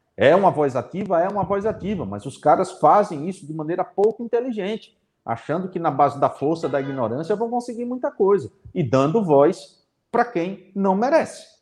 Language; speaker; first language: Portuguese; native; Portuguese